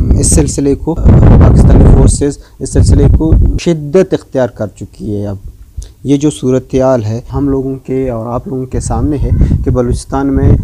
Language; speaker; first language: Urdu; non-native, local second language; Baluchi